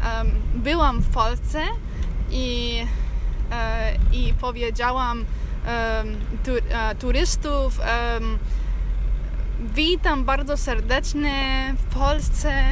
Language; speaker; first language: Polish; non-native, learner; English